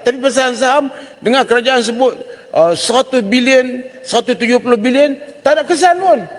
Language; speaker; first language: Malay; native; Malay